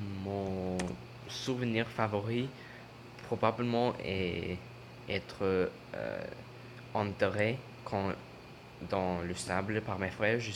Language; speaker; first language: French; non-native, learner; English